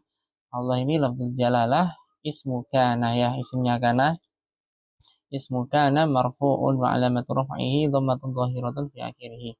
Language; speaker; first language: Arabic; non-native, fluent; Indonesian